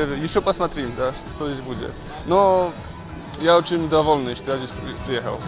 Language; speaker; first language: Russian; non-native, learner; Polish